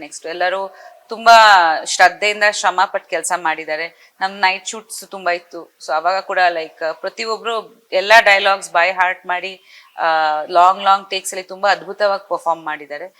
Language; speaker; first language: Kannada; non-native, fluent; Bangla